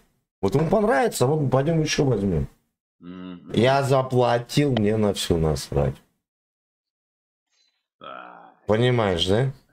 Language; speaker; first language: Russian; native; Russian